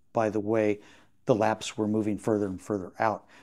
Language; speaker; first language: English; native; English